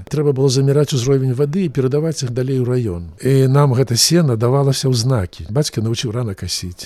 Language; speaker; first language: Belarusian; native; Belarusian